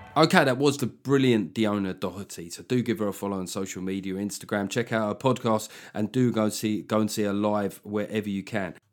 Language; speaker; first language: English; native; English